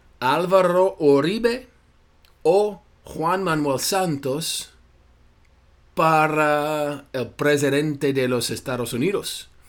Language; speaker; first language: Spanish; non-native, fluent; English